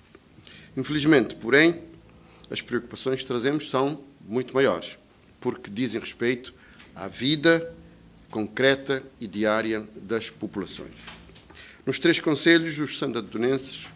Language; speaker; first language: Portuguese; native; Portuguese